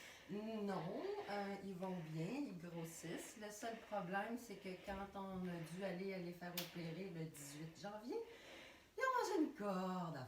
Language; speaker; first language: French; native; French